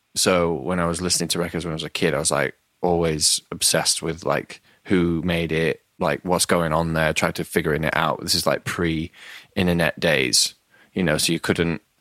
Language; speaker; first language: English; native; English